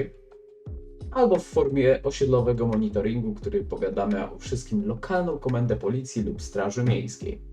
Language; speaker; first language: Polish; native; Polish